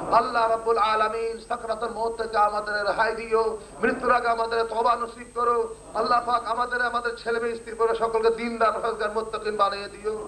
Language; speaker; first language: Bangla; non-native, fluent; Urdu